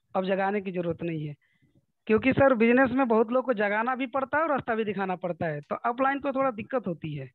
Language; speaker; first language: Hindi; native; Hindi